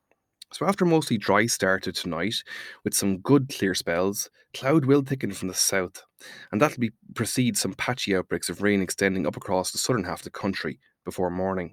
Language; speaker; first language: English; native; English